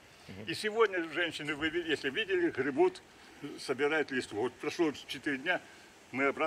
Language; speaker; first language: Russian; native; Russian